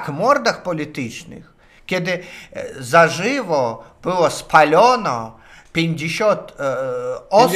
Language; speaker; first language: Polish; non-native, learner; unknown